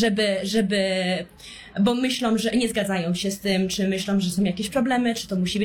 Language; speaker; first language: Polish; early bilingual, heritage; Polish